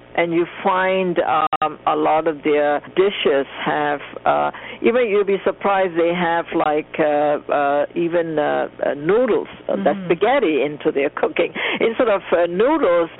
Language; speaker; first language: English; non-native, local second language; Tamil